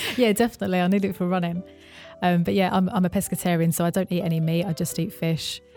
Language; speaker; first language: English; native; English